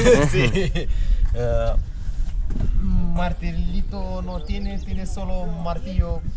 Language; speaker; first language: Spanish; non-native, learner; Romanian